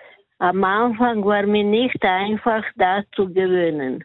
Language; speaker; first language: German; non-native, learner; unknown